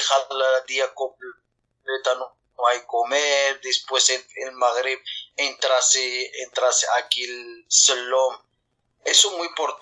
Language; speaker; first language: Spanish; non-native, learner; Arabic